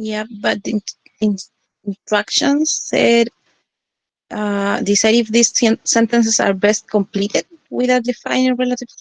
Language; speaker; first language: English; non-native, learner; Spanish